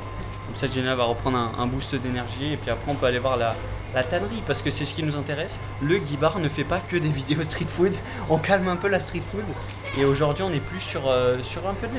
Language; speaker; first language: French; native; French